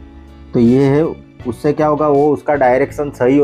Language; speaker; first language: Hindi; native; Hindi